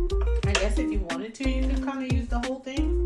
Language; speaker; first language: English; native; English